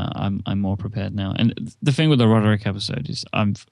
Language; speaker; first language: English; native; English